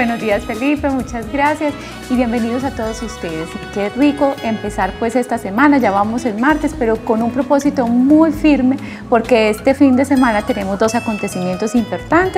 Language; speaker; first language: Spanish; native; Spanish